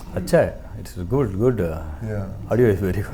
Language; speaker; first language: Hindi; non-native, learner; Tamil